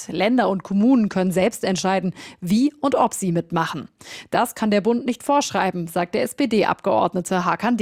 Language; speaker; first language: German; native; German